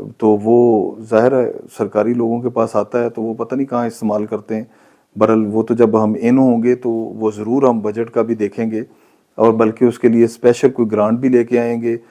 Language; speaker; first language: Urdu; non-native, local second language; Punjabi